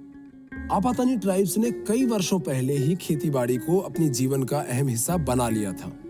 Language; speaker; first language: Hindi; native; Hindi